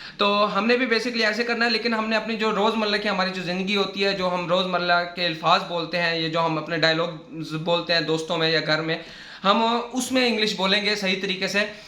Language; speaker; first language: Urdu; non-native, local second language; Saraiki